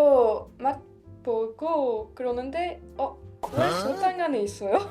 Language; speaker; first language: Korean; non-native, learner; French